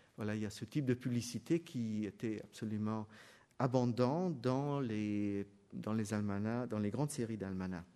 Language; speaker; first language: French; non-native, fluent; German